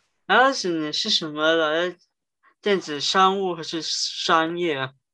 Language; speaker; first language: Chinese; early bilingual, heritage; Cantonese